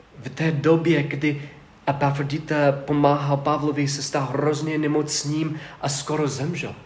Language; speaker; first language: Czech; non-native, fluent; English